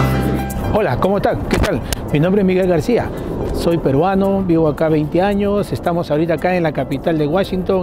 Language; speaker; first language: Spanish; native; Spanish